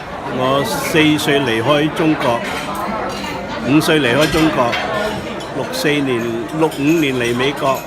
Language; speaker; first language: Cantonese; early bilingual, other home language; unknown